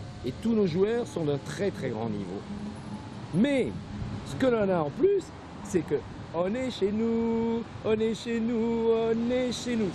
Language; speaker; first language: French; native; French